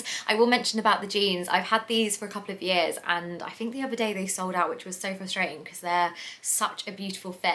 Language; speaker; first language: English; native; English